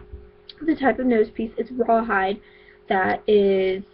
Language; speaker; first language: English; native; English